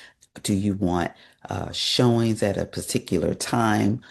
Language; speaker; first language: English; native; English